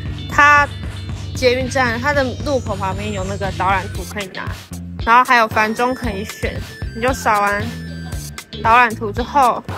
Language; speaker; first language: Chinese; native; Chinese